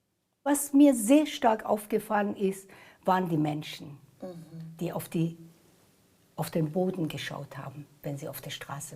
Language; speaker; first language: German; non-native, fluent; Persian